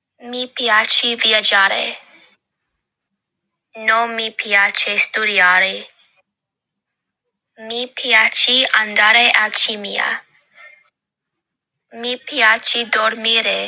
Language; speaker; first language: Italian; non-native, learner; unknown